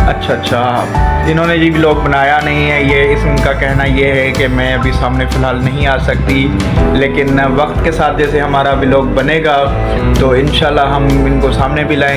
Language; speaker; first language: Hindi; non-native, local second language; Sindhi